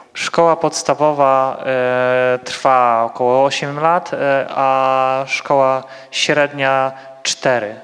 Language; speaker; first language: Polish; native; Polish